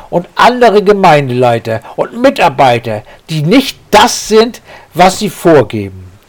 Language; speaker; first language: German; native; German